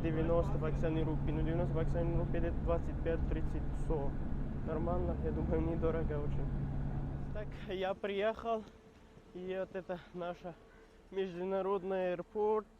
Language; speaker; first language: Russian; non-native, learner; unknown